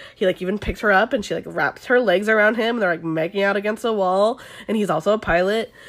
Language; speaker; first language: English; native; English